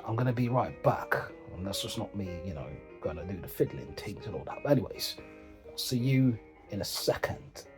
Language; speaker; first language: English; native; English